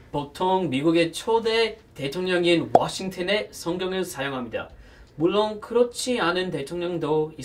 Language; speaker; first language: Korean; non-native, fluent; English